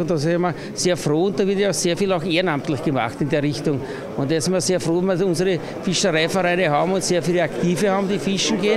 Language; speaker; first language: German; native; German